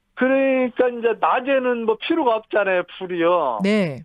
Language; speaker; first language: Korean; native; Korean